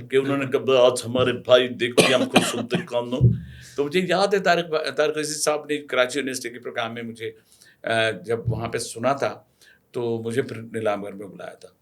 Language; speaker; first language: Urdu; native; Urdu